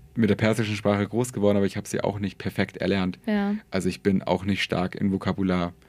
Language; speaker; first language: German; early bilingual, other home language; Persian